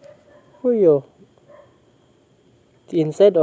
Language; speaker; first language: English; non-native, learner; Filipino